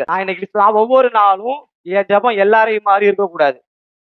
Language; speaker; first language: Tamil; native; Tamil